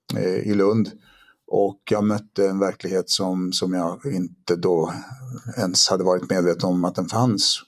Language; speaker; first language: Swedish; early bilingual, other home language; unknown